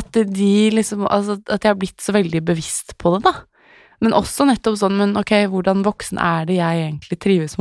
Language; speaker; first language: Norwegian; native; Norwegian